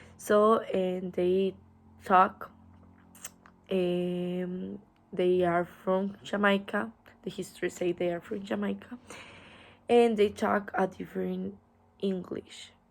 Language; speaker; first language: English; non-native, learner; Spanish